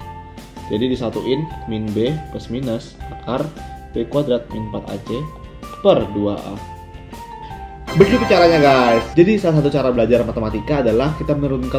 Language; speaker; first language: Indonesian; native; Indonesian